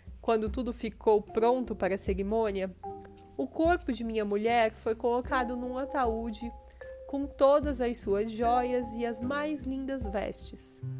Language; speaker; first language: Portuguese; native; Portuguese